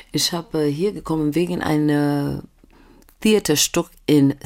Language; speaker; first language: German; non-native, fluent; English